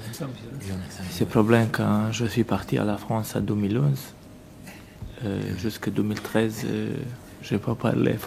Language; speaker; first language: French; non-native, learner; Serbian